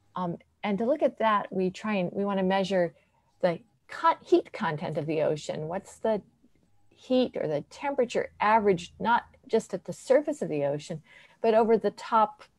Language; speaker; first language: English; native; English